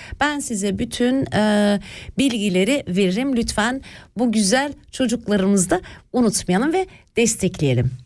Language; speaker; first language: Turkish; early bilingual, other home language; Swiss German